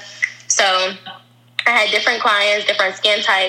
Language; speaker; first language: English; native; English